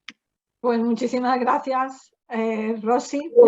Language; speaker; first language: Spanish; native; Spanish